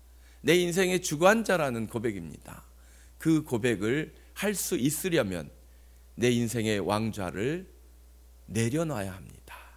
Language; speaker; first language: Korean; native; Korean